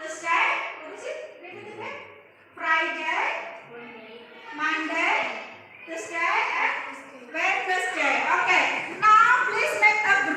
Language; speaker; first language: English; non-native, learner; Indonesian